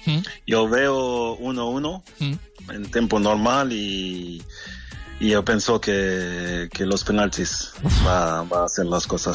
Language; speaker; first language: Spanish; non-native, fluent; French